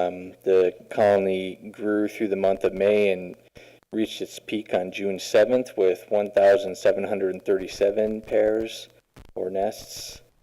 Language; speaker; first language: English; native; English